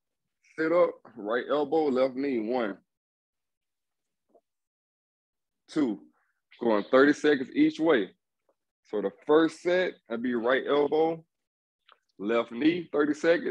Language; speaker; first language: English; native; English